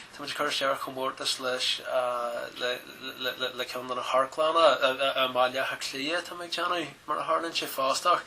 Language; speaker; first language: Irish; native; Irish